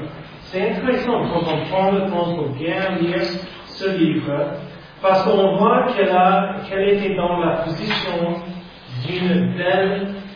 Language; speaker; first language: French; non-native, fluent; English